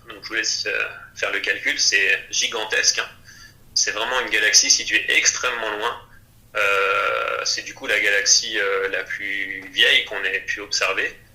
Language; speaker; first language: French; native; French